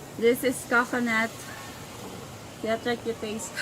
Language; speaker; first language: English; non-native, local second language; Filipino